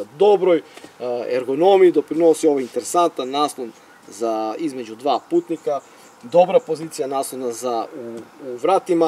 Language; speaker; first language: Serbian; native; Serbian